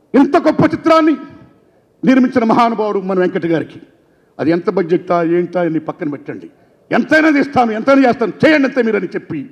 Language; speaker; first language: Telugu; native; Telugu